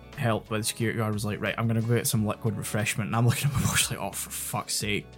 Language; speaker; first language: English; native; English